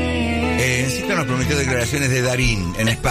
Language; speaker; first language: Spanish; native; Spanish